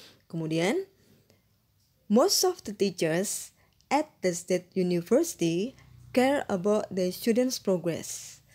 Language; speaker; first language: English; non-native, fluent; Indonesian